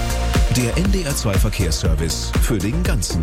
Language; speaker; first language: German; native; German